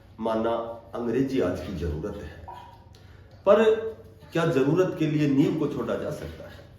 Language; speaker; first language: Hindi; native; Hindi